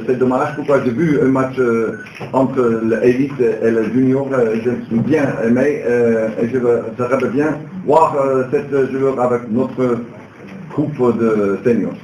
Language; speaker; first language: French; non-native, learner; Dutch